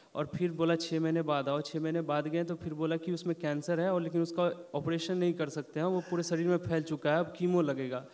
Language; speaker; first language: Hindi; native; Hindi